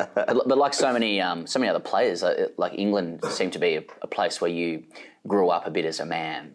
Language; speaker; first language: English; native; English